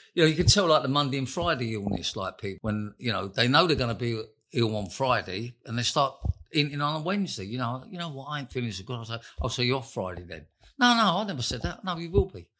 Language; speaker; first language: English; native; English